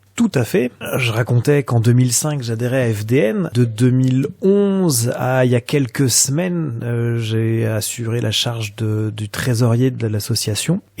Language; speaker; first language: French; native; French